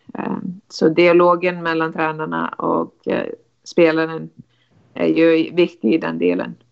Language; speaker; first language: Swedish; non-native, fluent; Icelandic